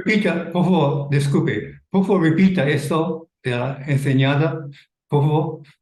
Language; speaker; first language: Spanish; non-native, fluent; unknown